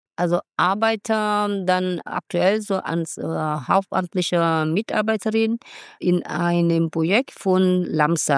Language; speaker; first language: German; non-native, fluent; Vietnamese